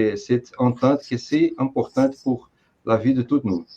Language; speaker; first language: French; non-native, fluent; Portuguese